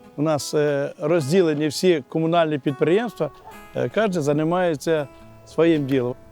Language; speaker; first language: Ukrainian; native; Ukrainian